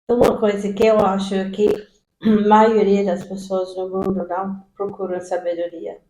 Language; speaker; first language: Portuguese; non-native, fluent; English